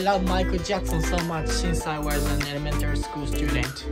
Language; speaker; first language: English; non-native, learner; Japanese